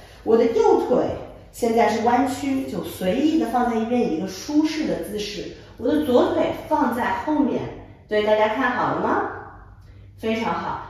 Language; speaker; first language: Chinese; native; Chinese